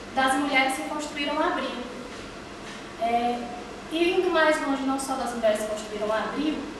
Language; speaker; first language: Portuguese; native; Portuguese